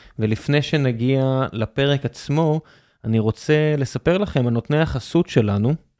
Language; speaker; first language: Hebrew; native; Hebrew